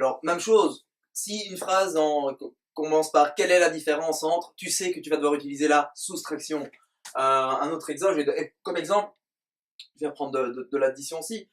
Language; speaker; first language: French; native; French